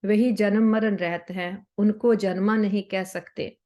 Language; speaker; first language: Hindi; non-native, local second language; Punjabi